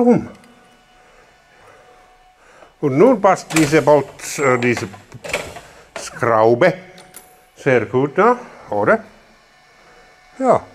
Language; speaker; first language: German; non-native, learner; Finnish